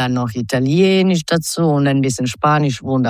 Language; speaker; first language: German; non-native, fluent; Croatian